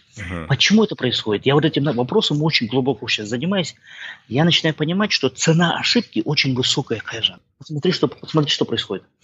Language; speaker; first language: Russian; non-native, local second language; Kazakh